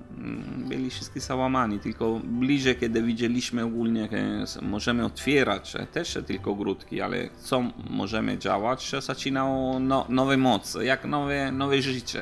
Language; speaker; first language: Polish; non-native, learner; Italian